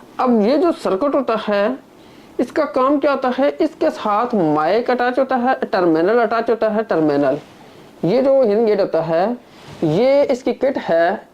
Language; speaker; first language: Urdu; non-native, local second language; Punjabi